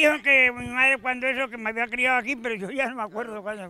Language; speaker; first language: Spanish; native; Spanish